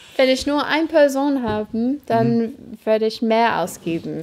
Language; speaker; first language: German; non-native, fluent; English